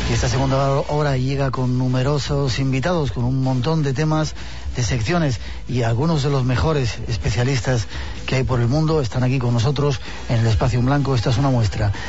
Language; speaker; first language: Spanish; native; Spanish